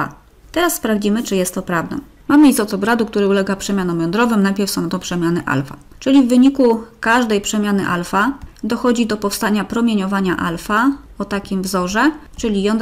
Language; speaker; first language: Polish; native; Polish